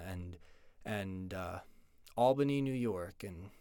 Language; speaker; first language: English; native; English